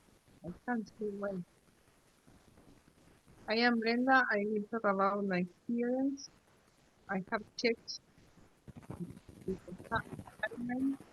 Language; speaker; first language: English; non-native, learner; Spanish